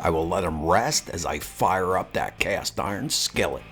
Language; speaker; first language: English; native; English